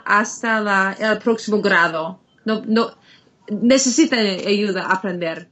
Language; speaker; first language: Spanish; non-native, fluent; English